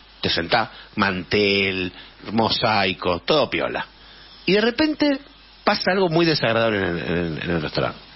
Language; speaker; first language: Spanish; native; Spanish